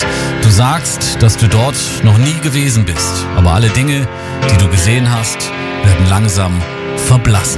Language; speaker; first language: German; native; German